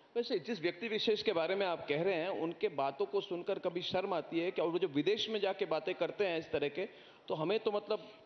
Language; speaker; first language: Hindi; non-native, local second language; Assamese